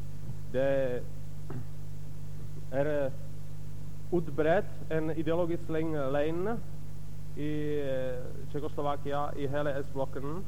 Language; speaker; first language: Norwegian; non-native, fluent; Czech